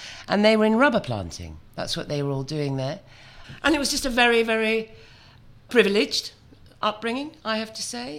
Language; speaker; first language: English; native; English